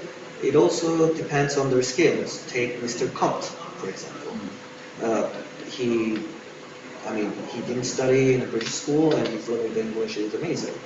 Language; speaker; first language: English; non-native, fluent; Spanish